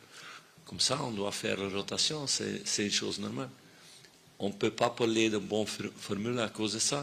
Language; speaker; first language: French; non-native, fluent; Dutch